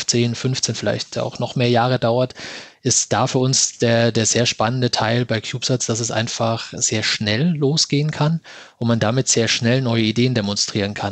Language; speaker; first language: German; native; German